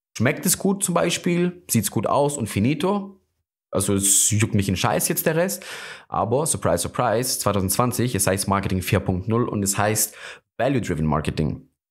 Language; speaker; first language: German; non-native, fluent; Greek